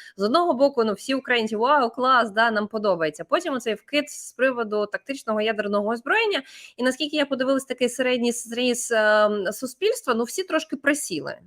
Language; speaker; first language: Ukrainian; native; Ukrainian